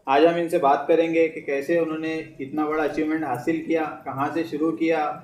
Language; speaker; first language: Hindi; non-native, local second language; Urdu